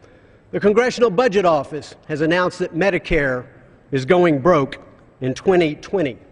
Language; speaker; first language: English; native; English